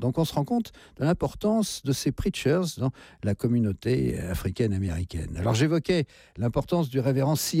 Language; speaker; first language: French; native; French